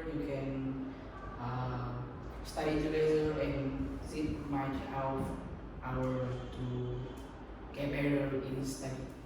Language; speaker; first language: English; non-native, learner; Vietnamese